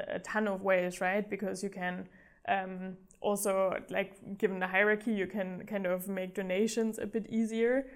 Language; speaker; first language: English; non-native, fluent; German